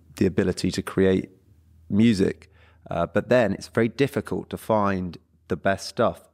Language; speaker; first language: English; early bilingual, other home language; Portuguese